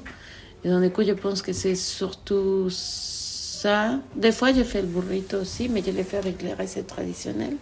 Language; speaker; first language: French; non-native, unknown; Spanish